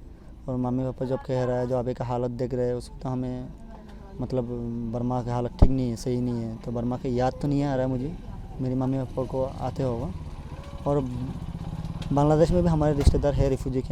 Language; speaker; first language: Hindi; non-native, fluent; Rohingya